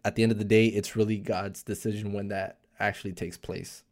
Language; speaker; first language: English; early bilingual, other home language; Spanish